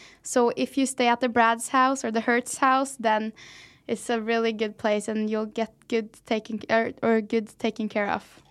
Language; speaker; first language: English; non-native, fluent; Norwegian